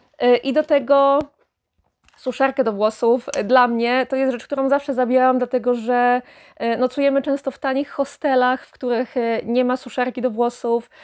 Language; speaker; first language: Polish; native; Polish